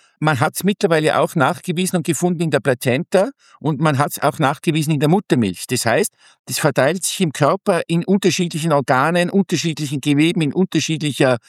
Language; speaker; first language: German; native; German